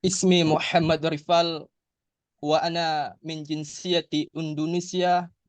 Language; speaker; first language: Arabic; non-native, learner; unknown